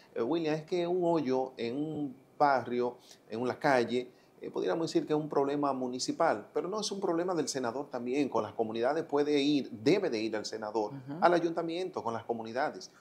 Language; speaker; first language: Spanish; native; Spanish